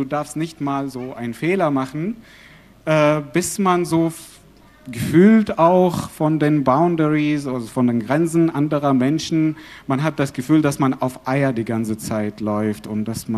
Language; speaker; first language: German; non-native, fluent; Arabic